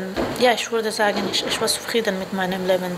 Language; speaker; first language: German; non-native, fluent; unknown